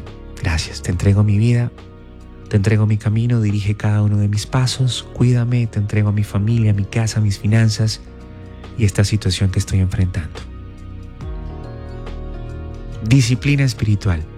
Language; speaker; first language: Spanish; native; Spanish